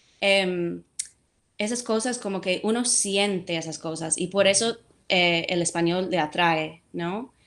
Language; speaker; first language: Spanish; non-native, fluent; English